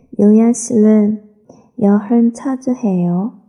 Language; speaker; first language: Korean; non-native, learner; Chinese